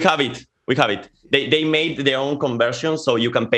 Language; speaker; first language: English; non-native, fluent; Spanish